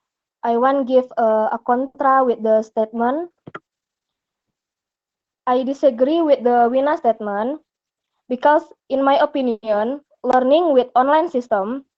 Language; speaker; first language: English; non-native, learner; Indonesian